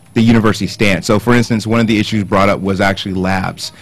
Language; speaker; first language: English; native; English